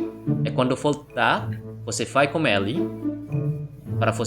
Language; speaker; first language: Portuguese; non-native, learner; Indonesian